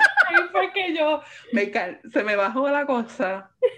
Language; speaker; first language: Spanish; early bilingual, heritage; Spanish